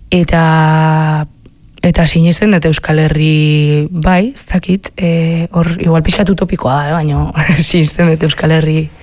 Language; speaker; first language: Basque; native; Basque